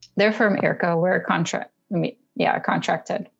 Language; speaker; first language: English; early bilingual, other home language; Russian